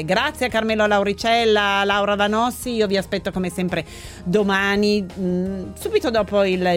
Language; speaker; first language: Italian; native; Italian